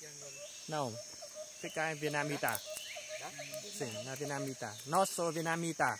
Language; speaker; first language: Portuguese; non-native, learner; Vietnamese